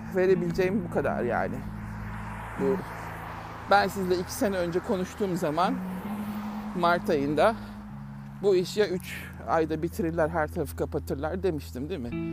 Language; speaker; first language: Turkish; native; Turkish